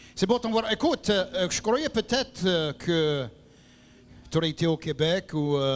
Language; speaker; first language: French; native; French